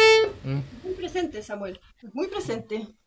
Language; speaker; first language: Spanish; native; Spanish